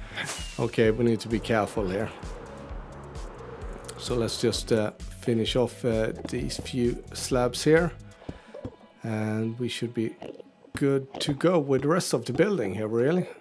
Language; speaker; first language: English; native; English